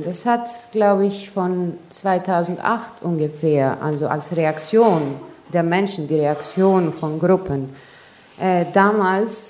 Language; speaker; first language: German; non-native, fluent; Greek